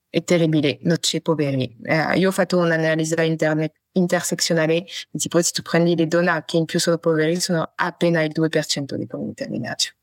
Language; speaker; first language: Italian; non-native, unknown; French